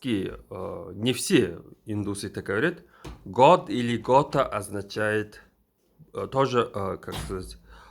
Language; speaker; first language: Russian; non-native, fluent; Mongolian